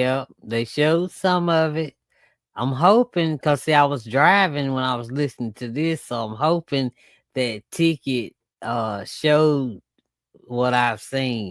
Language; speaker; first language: English; native; English